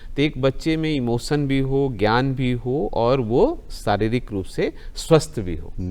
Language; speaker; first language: Hindi; native; Hindi